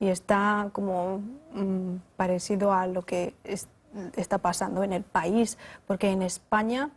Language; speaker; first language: Spanish; non-native, fluent; Chinese